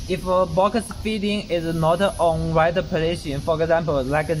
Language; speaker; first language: English; non-native, learner; Chinese